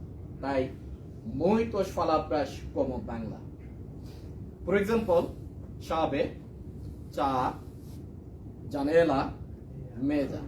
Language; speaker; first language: Portuguese; non-native, learner; Bangla